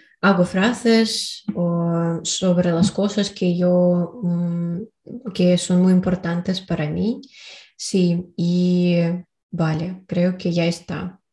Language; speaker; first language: Spanish; non-native, learner; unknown